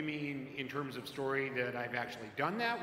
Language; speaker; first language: English; native; English